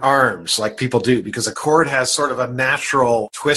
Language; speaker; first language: English; native; English